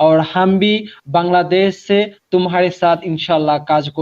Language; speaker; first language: Hindi; non-native, learner; Bangla